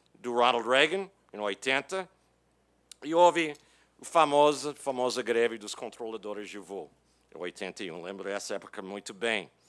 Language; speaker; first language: Portuguese; non-native, fluent; English